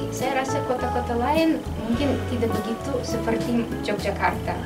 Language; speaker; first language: Indonesian; non-native, fluent; Russian